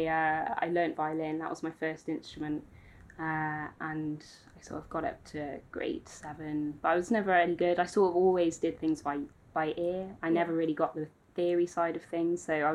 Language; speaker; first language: English; native; English